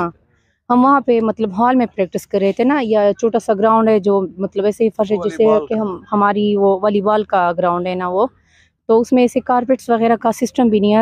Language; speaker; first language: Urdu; non-native, local second language; Pashto